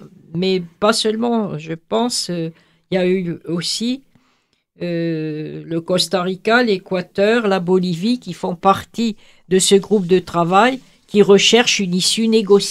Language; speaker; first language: French; native; French